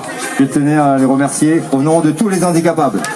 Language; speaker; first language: French; native; French